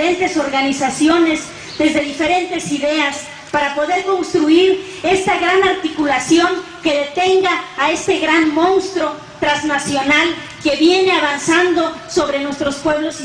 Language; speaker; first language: Spanish; native; Spanish